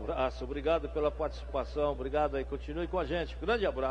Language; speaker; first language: Portuguese; native; Portuguese